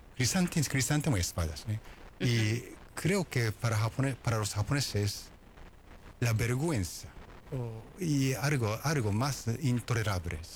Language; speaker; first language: Spanish; non-native, fluent; Japanese